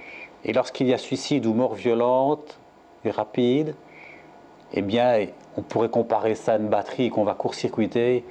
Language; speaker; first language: French; native; French